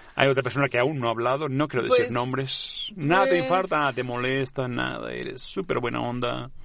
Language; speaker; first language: Spanish; non-native, local second language; Catalan